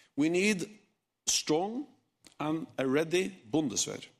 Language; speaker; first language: English; non-native, fluent; Norwegian